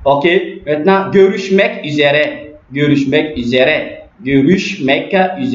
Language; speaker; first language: Turkish; non-native, learner; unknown